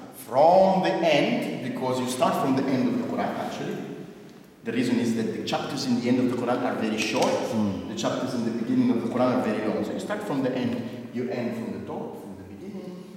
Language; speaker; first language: English; non-native, fluent; Italian